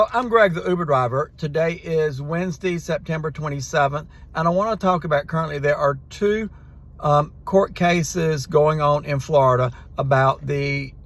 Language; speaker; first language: English; native; English